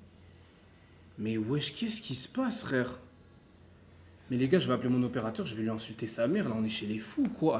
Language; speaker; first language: French; native; French